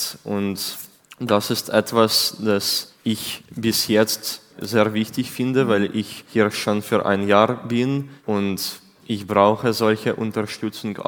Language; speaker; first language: German; non-native, learner; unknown